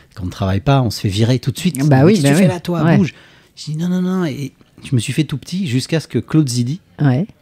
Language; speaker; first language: French; native; French